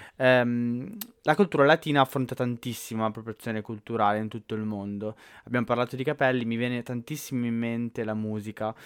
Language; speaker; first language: Italian; native; Italian